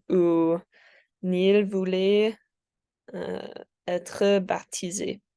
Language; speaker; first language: French; non-native, learner; English